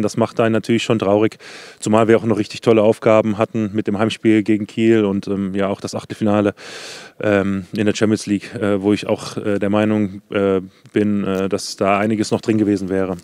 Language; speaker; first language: German; native; German